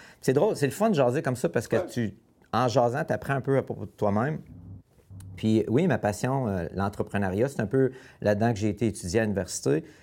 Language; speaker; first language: French; native; French